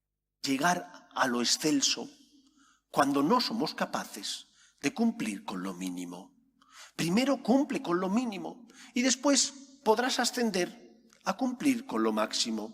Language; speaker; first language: Spanish; native; Spanish